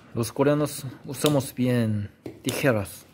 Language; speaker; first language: Spanish; non-native, learner; Korean